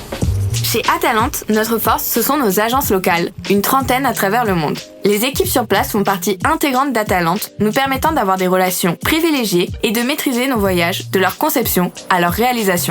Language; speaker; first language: French; native; French